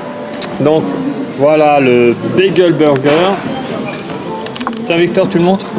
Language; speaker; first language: French; native; French